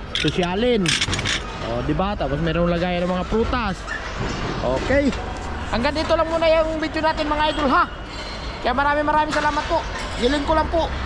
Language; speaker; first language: Filipino; native; Filipino